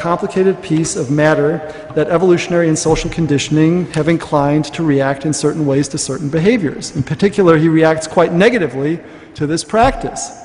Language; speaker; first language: English; native; English